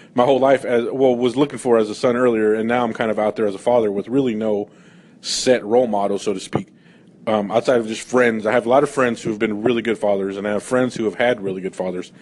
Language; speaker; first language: English; native; English